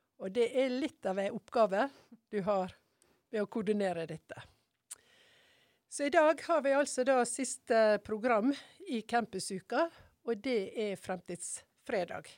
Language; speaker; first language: Norwegian; native; Norwegian